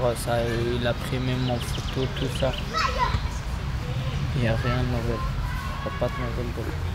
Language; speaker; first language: French; non-native, learner; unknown